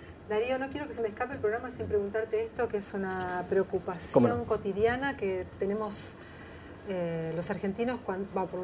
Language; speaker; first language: Spanish; native; Spanish